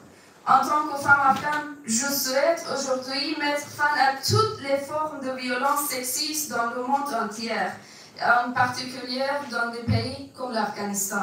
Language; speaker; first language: French; non-native, fluent; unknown